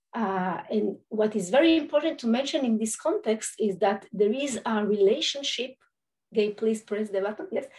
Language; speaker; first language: English; non-native, fluent; Hebrew